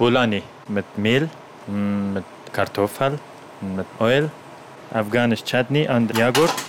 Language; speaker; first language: German; non-native, learner; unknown